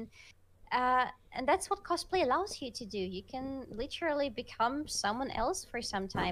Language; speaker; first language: English; non-native, fluent; Russian